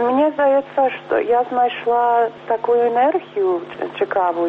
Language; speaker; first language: Belarusian; early bilingual, heritage; English